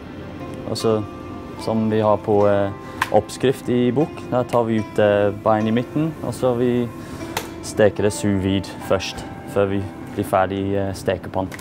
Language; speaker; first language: Norwegian; non-native, fluent; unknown